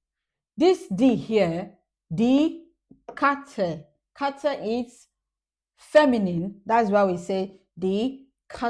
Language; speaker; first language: German; non-native, learner; English